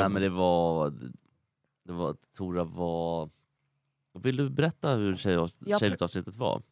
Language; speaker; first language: Swedish; native; Swedish